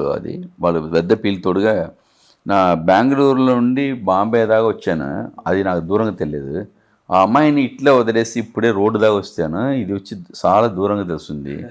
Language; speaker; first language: Telugu; non-native, learner; Tamil